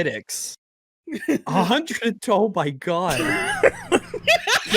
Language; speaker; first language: English; native; English